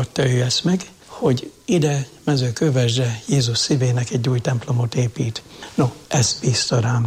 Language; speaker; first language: Hungarian; native; Hungarian